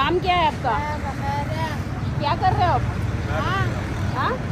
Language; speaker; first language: Hindi; non-native, local second language; Telugu